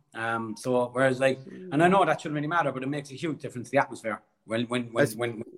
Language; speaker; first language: English; native; English